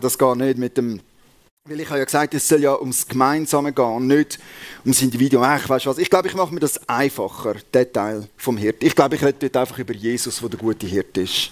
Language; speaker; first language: German; native; German